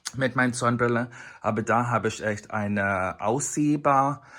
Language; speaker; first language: German; non-native, fluent; English